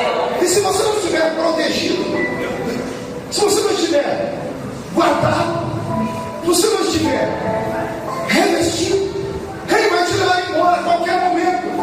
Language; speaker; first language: Portuguese; native; Portuguese